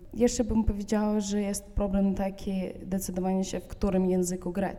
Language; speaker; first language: Polish; non-native, fluent; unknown